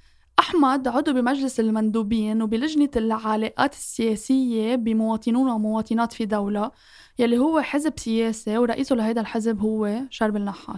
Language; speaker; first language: Arabic; native; Arabic